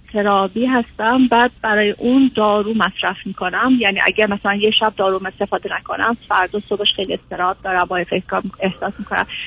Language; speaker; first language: Persian; native; Persian